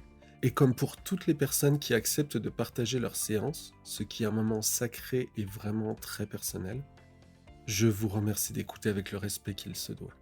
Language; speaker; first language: French; native; French